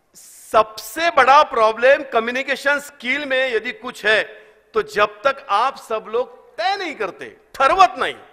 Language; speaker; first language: Hindi; non-native, local second language; Marathi